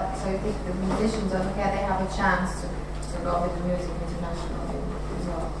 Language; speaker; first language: English; non-native, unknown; Latvian